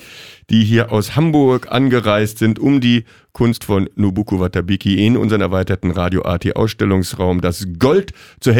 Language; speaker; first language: German; native; German